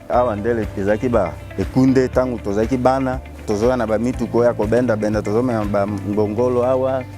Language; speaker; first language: Lingala; native; Lingala